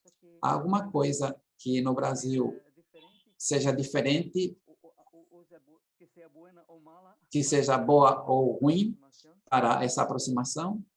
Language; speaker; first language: Portuguese; non-native, learner; Spanish